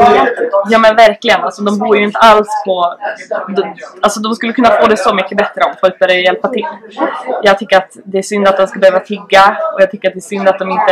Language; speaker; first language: Swedish; native; Swedish